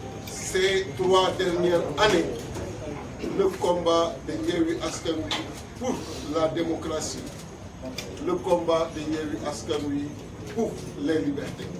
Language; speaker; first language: French; non-native, local second language; Wolof